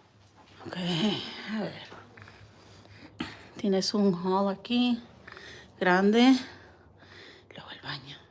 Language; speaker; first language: Spanish; early bilingual, heritage; Spanish